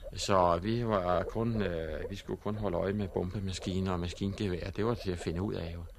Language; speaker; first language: Danish; native; Danish